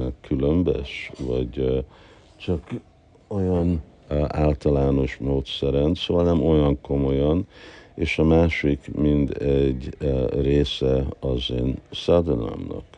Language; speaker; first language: Hungarian; early bilingual, heritage; Hungarian